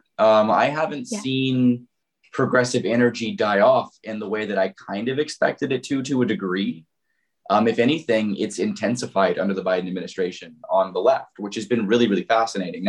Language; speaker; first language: English; native; English